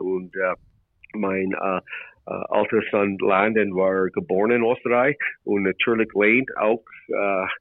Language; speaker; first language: German; non-native, learner; English